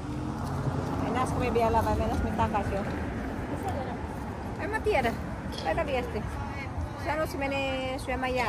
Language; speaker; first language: Finnish; non-native, fluent; Filipino